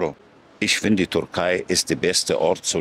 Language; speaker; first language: German; non-native, fluent; Arabic